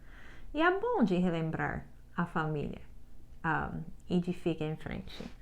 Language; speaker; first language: Portuguese; non-native, learner; English